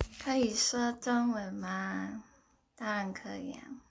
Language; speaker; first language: Korean; non-native, local second language; Chinese